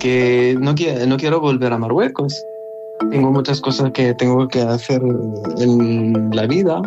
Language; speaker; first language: Spanish; non-native, learner; Arabic